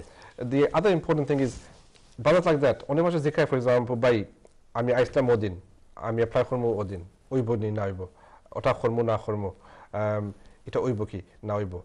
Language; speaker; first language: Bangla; early bilingual, heritage; Sylheti